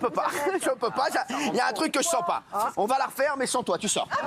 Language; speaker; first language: French; native; French